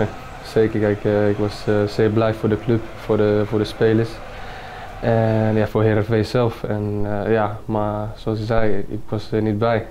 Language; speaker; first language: Dutch; non-native, fluent; Finnish